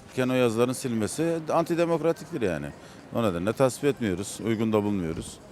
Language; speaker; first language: Turkish; non-native, local second language; Kurdish